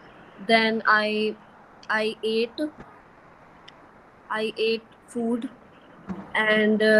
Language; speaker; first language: English; non-native, learner; Hindi